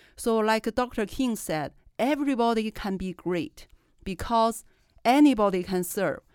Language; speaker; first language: English; non-native, fluent; Chinese